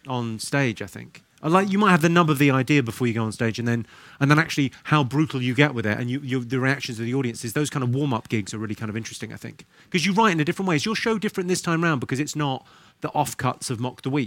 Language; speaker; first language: English; native; English